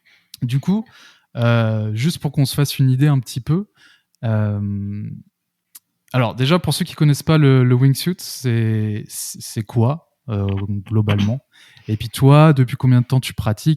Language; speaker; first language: French; native; French